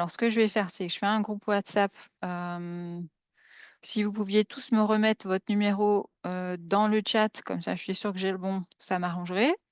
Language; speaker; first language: French; native; French